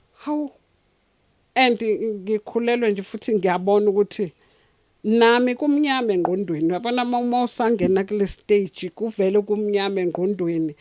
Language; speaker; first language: Zulu; native; Zulu